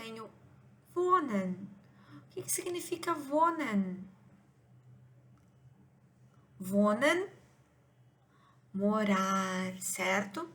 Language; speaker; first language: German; non-native, fluent; Portuguese